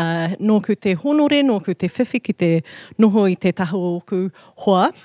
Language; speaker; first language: Māori; non-native, local second language; English